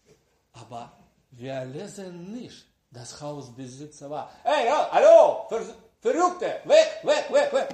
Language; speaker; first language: German; non-native, learner; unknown